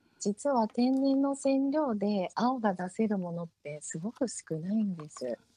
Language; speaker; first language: Japanese; early bilingual, heritage; Japanese